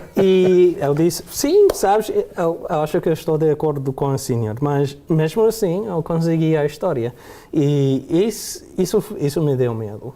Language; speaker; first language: Portuguese; early bilingual, heritage; Portuguese